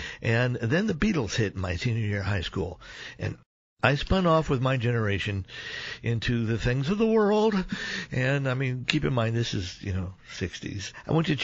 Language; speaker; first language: English; native; English